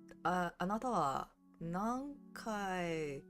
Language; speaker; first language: Japanese; non-native, learner; English